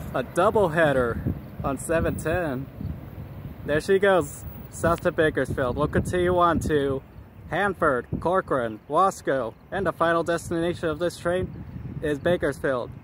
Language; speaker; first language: English; native; English